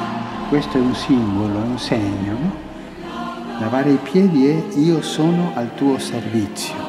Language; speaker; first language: Italian; non-native, fluent; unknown